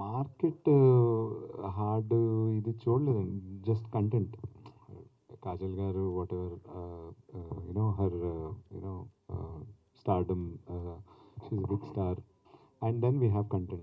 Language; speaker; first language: Telugu; native; Telugu